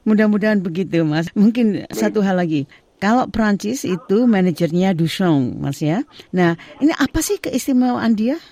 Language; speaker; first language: Indonesian; native; Indonesian